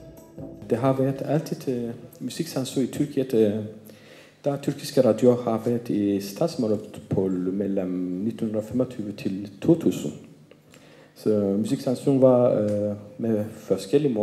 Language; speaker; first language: Danish; non-native, fluent; Turkish